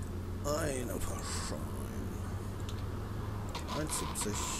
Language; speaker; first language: German; native; German